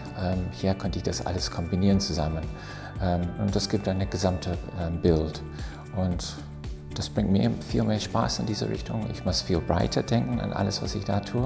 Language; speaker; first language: German; non-native, fluent; English